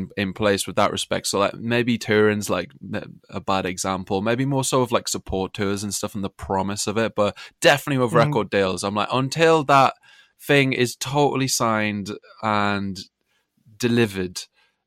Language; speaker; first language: English; native; English